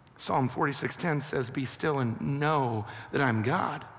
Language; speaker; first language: English; native; English